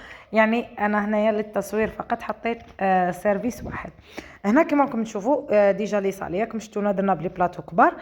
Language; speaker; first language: Arabic; native; Arabic